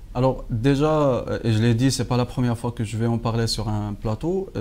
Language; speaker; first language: French; non-native, local second language; Arabic